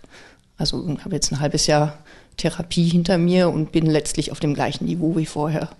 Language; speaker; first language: German; native; German